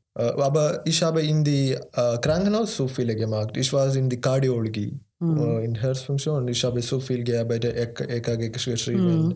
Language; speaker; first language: German; non-native, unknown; Malayalam